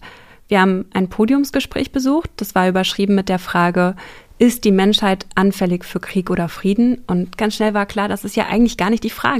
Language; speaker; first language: German; native; German